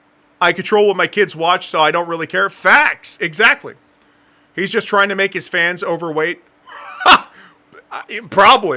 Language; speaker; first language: English; native; English